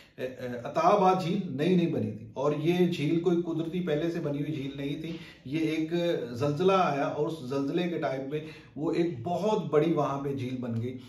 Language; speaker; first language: Urdu; native; Urdu